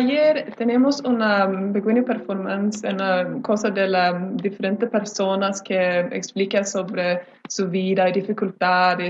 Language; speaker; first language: Spanish; non-native, learner; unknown